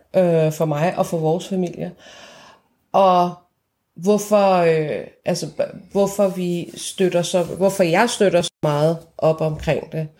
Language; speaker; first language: Danish; early bilingual, other home language; Persian